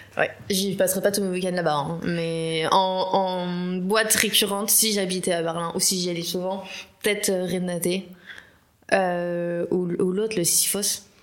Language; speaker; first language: French; native; French